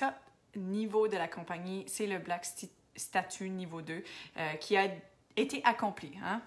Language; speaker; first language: French; native; French